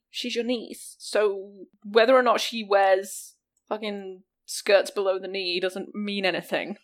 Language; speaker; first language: English; native; English